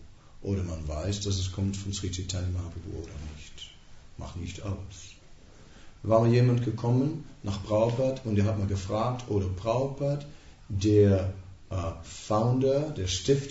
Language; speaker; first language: German; non-native, fluent; Dutch